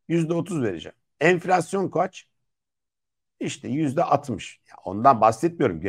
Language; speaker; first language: Turkish; native; Turkish